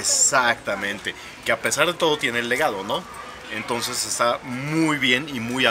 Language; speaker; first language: Spanish; native; Spanish